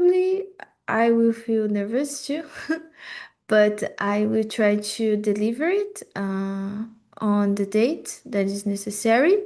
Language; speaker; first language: English; non-native, learner; Portuguese